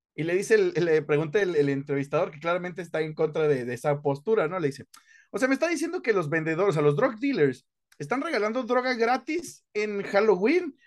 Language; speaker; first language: Spanish; native; Spanish